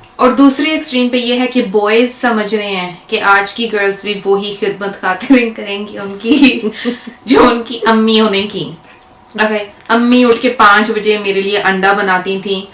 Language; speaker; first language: Urdu; early bilingual, heritage; Urdu